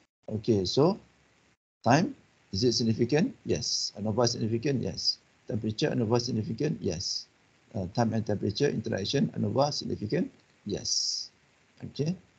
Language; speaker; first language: English; non-native, local second language; Malay